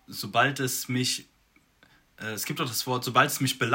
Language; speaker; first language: German; native; German